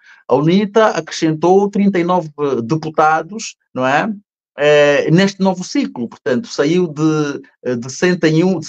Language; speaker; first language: Portuguese; native; Portuguese